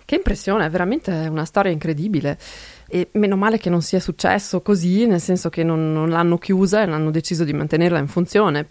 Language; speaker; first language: Italian; non-native, local second language; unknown